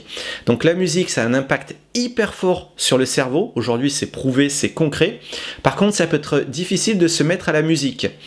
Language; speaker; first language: French; native; French